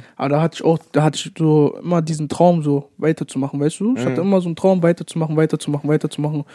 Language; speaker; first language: German; native; German